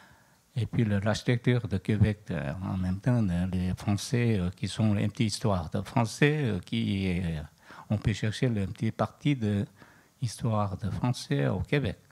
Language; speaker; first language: French; non-native, learner; Korean